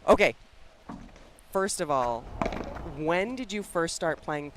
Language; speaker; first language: English; native; English